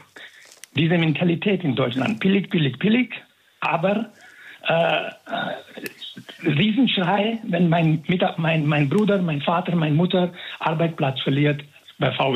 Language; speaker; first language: German; non-native, fluent; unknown